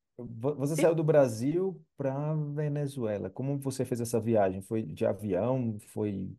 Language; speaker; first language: Portuguese; native; Portuguese